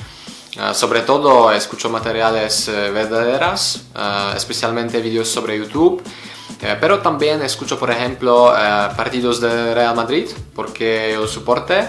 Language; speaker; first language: Spanish; non-native, learner; Polish